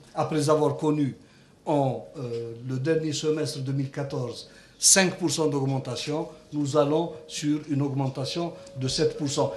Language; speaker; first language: French; non-native, local second language; Arabic